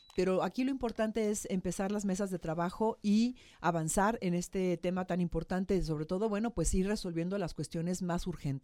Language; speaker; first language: Spanish; native; Spanish